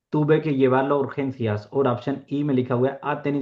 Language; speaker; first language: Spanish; non-native, fluent; Urdu